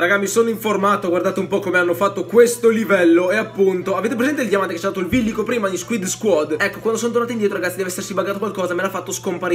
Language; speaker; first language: Italian; native; Italian